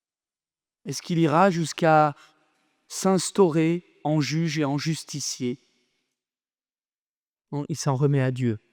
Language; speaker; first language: French; native; French